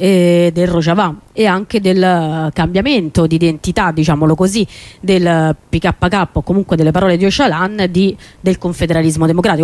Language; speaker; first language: Italian; native; Italian